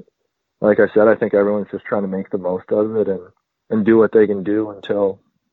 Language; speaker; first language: English; native; English